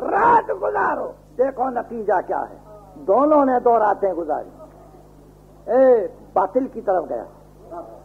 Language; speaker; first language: Urdu; native; Urdu